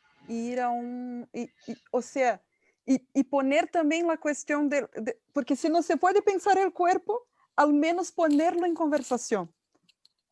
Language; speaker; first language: Spanish; non-native, fluent; Portuguese